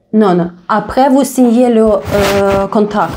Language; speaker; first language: French; non-native, learner; Russian